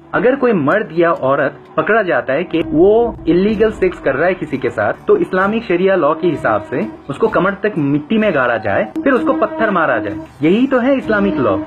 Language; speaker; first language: Hindi; non-native, fluent; Bangla